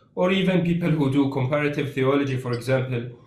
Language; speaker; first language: English; non-native, fluent; Arabic